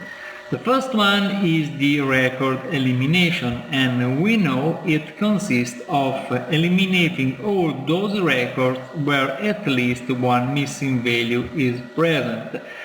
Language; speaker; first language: English; non-native, fluent; Italian